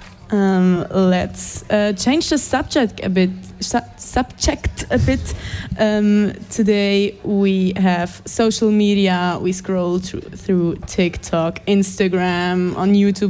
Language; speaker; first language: English; non-native, fluent; German